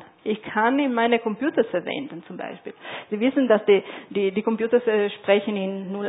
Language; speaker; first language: German; non-native, fluent; Italian